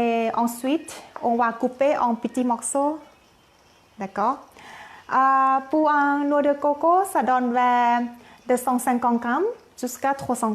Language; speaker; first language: French; non-native, learner; Thai